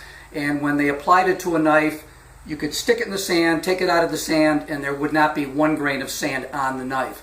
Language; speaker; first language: English; native; English